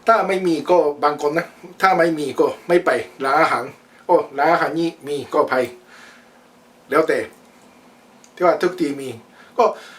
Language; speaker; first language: Thai; non-native, learner; Japanese